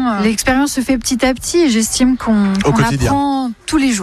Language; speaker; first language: French; native; French